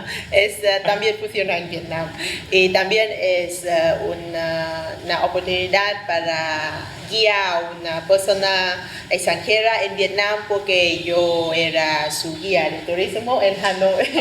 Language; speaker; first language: Spanish; non-native, fluent; Vietnamese